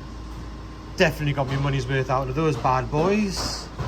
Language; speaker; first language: English; native; English